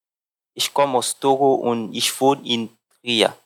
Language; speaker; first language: German; non-native, learner; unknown